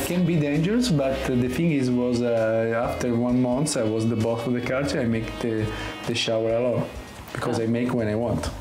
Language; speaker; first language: English; non-native, learner; Italian